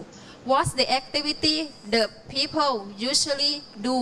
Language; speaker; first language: English; non-native, learner; Thai